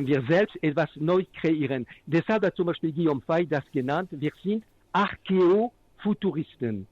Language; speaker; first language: German; non-native, fluent; French